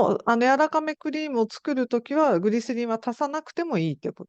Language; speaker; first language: Japanese; native; Japanese